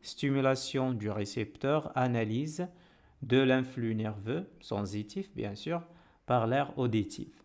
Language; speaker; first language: French; non-native, local second language; Arabic